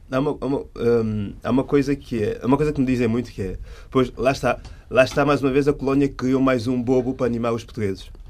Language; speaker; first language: Portuguese; native; Portuguese